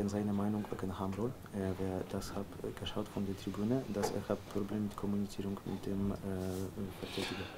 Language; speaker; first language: German; non-native, learner; Polish